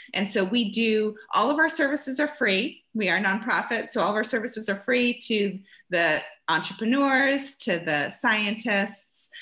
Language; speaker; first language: English; early bilingual, other home language; German